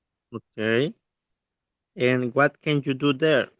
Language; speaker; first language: English; non-native, learner; Spanish